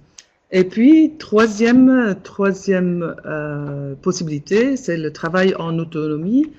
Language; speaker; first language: French; non-native, local second language; Dutch